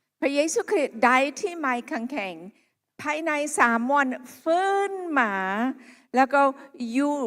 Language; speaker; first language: Thai; non-native, local second language; Akha